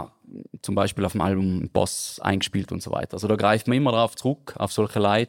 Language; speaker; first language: German; native; German